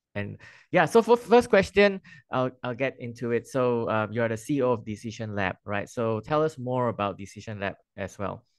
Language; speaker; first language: English; non-native, local second language; Chinese